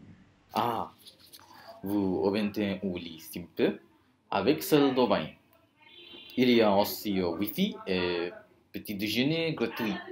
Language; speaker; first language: French; non-native, learner; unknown